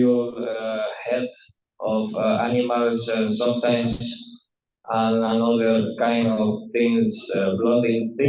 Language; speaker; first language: English; non-native, learner; Spanish